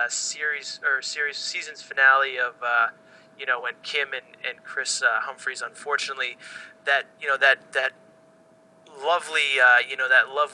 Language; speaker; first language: English; native; English